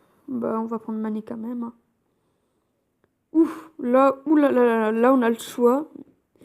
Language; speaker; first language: French; native; French